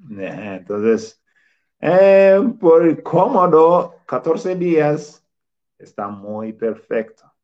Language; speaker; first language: Spanish; non-native, fluent; Swahili